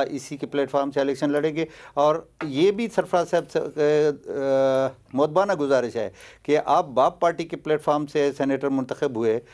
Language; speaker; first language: Urdu; non-native, local second language; Baluchi